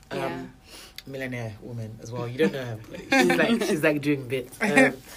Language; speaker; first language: English; non-native, local second language; Yoruba